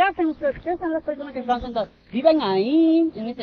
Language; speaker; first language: Spanish; native; Spanish